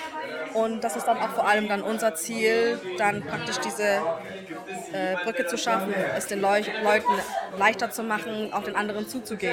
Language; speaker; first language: German; early bilingual, other home language; Vietnamese